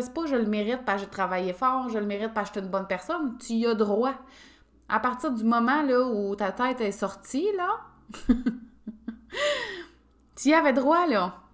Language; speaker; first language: French; native; French